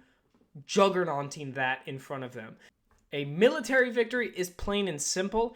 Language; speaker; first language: English; native; English